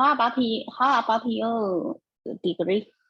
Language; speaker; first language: English; non-native, learner; Chinese